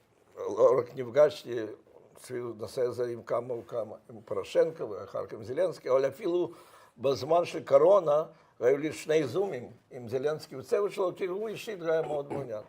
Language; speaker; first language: Hebrew; non-native, fluent; Russian